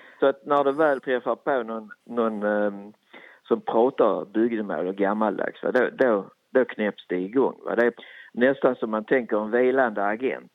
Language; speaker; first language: Swedish; native; Swedish